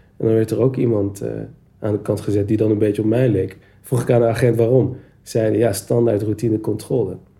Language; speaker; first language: Dutch; early bilingual, other home language; Turkish